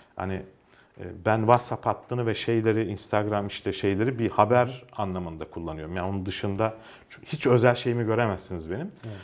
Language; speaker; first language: Turkish; native; Turkish